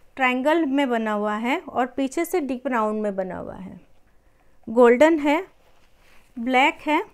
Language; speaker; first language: Hindi; non-native, local second language; Marathi